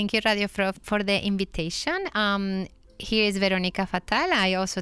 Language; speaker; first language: English; non-native, fluent; Spanish